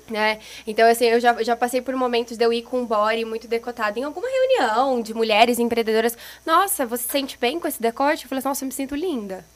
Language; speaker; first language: Portuguese; native; Portuguese